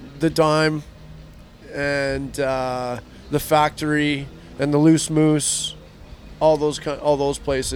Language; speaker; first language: English; native; English